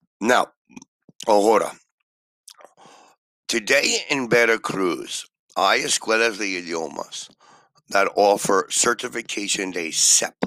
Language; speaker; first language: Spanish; non-native, learner; English